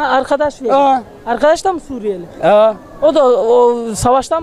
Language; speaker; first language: Turkish; native; Turkish